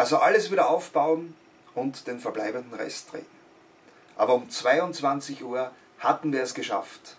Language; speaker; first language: German; native; German